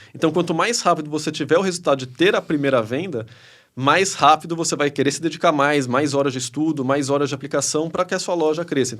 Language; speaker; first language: Portuguese; early bilingual, other home language; Spanish